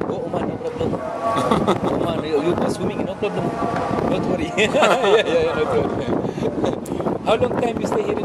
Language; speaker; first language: English; non-native, learner; Arabic